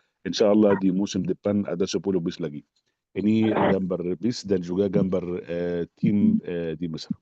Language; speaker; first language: Indonesian; non-native, fluent; Arabic